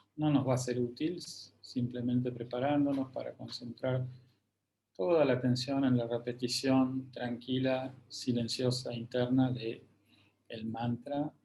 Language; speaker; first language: Spanish; native; Spanish